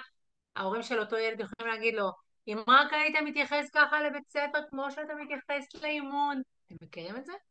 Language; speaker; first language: Hebrew; native; Hebrew